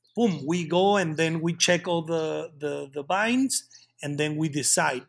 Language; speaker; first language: English; non-native, fluent; Spanish